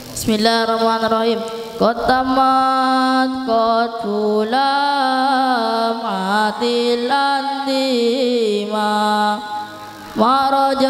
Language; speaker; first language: Arabic; non-native, learner; Madurese